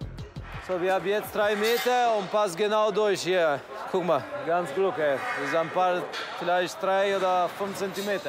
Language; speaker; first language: German; non-native, learner; Italian